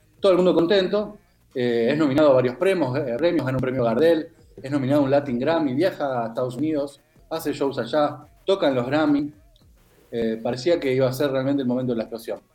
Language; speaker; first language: Spanish; native; Spanish